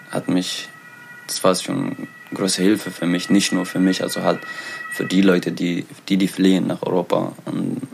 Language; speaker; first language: German; non-native, learner; Tigrinya